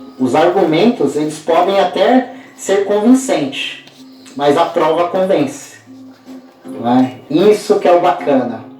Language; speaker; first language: Portuguese; native; Portuguese